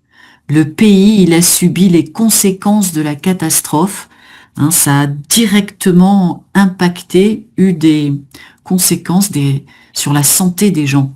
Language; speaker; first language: French; native; French